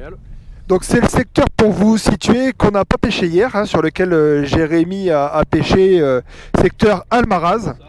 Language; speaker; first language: French; native; French